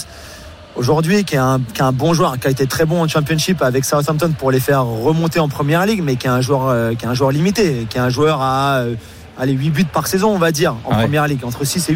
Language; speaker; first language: French; non-native, fluent; English